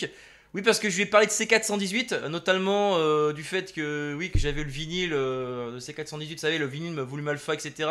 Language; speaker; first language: French; native; French